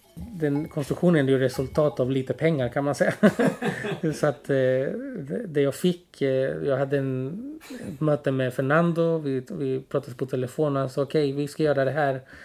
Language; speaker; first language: Swedish; early bilingual, other home language; Spanish